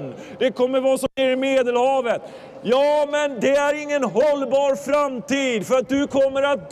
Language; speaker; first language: Swedish; non-native, fluent; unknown